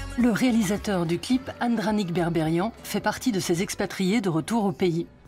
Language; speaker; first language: French; native; French